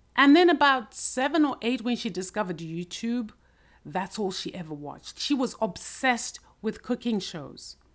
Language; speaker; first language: English; non-native, local second language; Shona